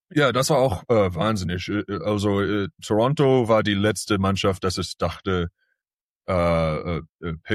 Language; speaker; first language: German; early bilingual, heritage; English